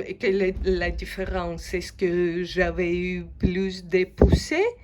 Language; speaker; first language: French; non-native, fluent; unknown